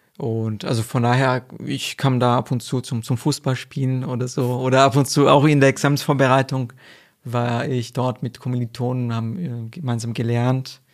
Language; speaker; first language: German; non-native, fluent; Portuguese